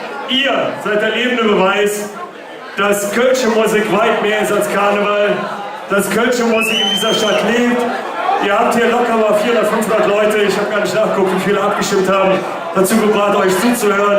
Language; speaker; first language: German; native; German